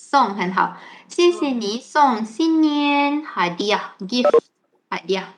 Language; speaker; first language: Chinese; non-native, fluent; Malay